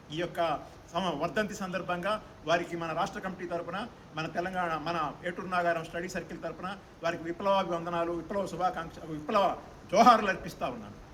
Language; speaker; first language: Telugu; native; Telugu